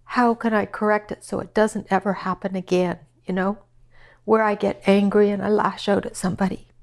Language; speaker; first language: English; native; English